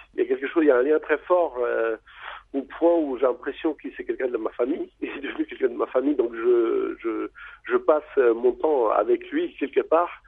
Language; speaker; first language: French; non-native, fluent; Albanian